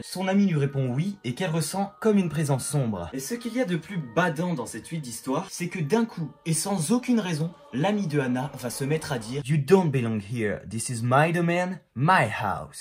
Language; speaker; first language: French; native; French